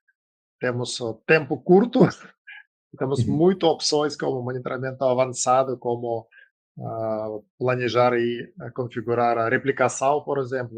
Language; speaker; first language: Portuguese; non-native, fluent; Russian